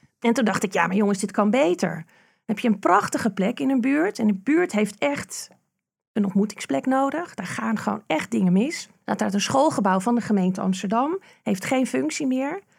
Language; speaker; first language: Dutch; native; Dutch